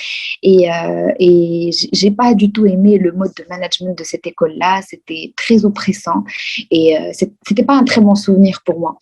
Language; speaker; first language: French; non-native, local second language; Arabic